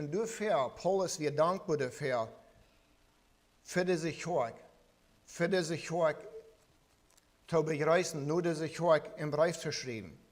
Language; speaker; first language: German; non-native, learner; Plautdietsch